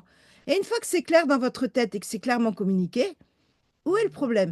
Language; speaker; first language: French; native; French